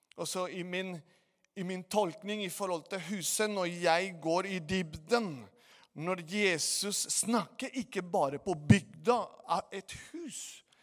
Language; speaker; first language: Norwegian; non-native, fluent; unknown